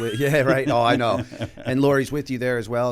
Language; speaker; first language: English; native; English